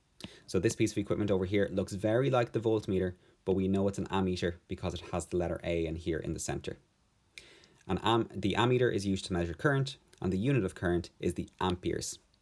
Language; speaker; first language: English; native; English